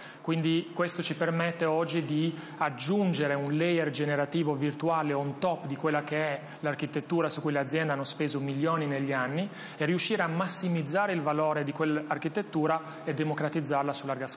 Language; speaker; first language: Italian; non-native, fluent; Albanian